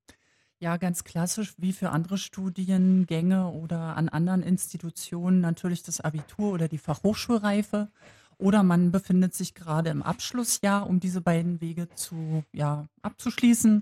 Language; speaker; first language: German; native; German